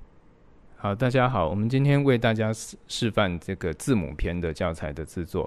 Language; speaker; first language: Chinese; native; Chinese